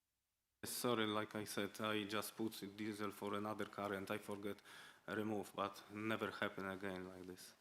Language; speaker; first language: English; non-native, learner; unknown